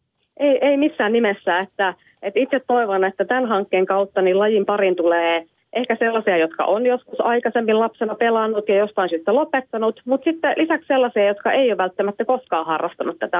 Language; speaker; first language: Finnish; native; Finnish